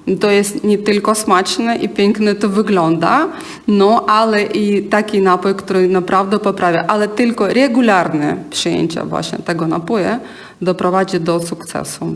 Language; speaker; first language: Polish; non-native, learner; Ukrainian